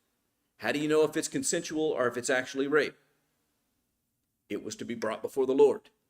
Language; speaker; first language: English; native; English